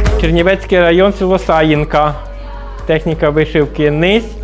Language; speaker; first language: Ukrainian; native; Ukrainian